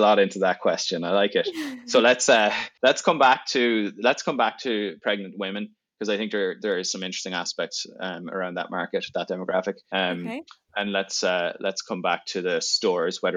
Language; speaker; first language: English; native; English